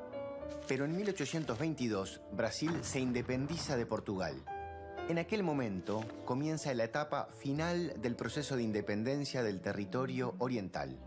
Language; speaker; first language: Spanish; native; Spanish